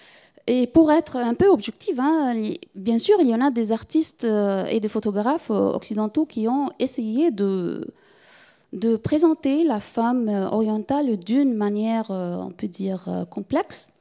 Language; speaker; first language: French; non-native, fluent; Arabic